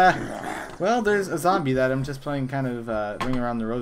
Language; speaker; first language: English; native; English